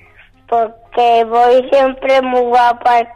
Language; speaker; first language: Spanish; native; Spanish